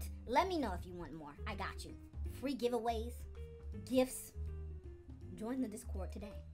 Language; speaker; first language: English; native; English